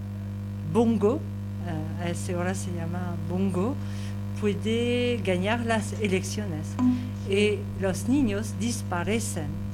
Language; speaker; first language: Spanish; non-native, learner; French